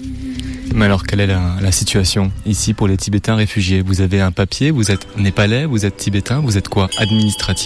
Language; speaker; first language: French; native; French